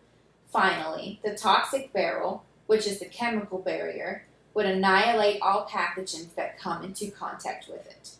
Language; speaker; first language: English; native; English